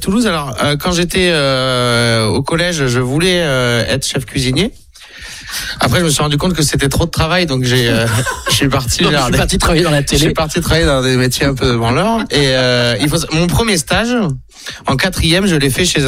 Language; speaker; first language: French; native; French